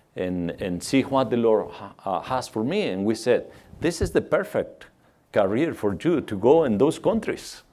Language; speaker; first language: English; non-native, fluent; Spanish